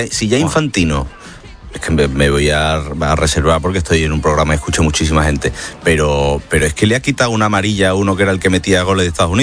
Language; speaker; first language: Spanish; native; Spanish